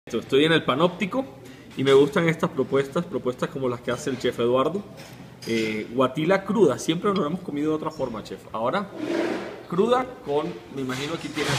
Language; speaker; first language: Spanish; native; Spanish